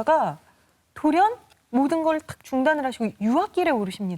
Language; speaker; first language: Korean; native; Korean